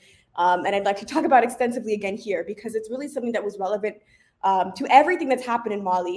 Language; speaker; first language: English; native; English